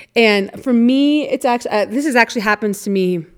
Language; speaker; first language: English; native; English